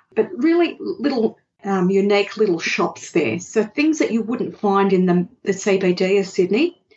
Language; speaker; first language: English; native; English